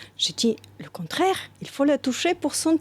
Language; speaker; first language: French; non-native, fluent; Bulgarian